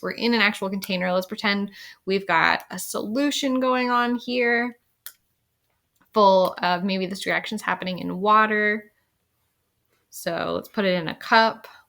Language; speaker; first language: English; native; English